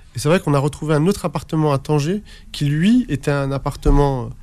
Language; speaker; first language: French; early bilingual, other home language; Arabic